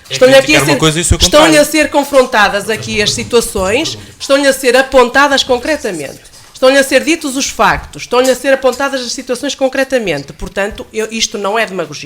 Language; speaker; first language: Portuguese; native; Portuguese